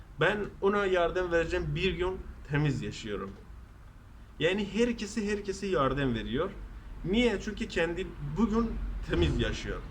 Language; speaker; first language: Turkish; non-native, learner; Persian